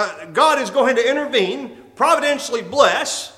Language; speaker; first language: English; native; English